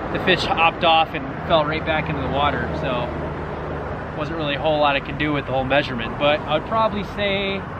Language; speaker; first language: English; native; English